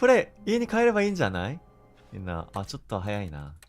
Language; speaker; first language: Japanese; non-native, fluent; Korean